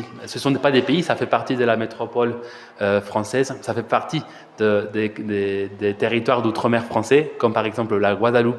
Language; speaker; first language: French; non-native, fluent; Spanish